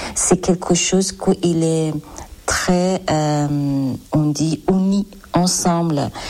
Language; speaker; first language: French; non-native, learner; Persian